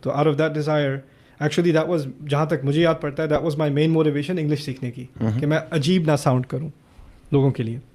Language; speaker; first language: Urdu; early bilingual, other home language; German